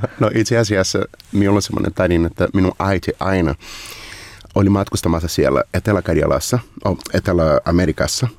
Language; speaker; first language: Finnish; non-native, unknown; Portuguese